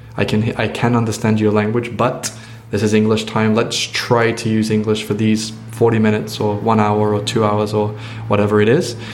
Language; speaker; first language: English; native; English